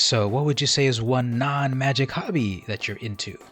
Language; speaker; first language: English; native; English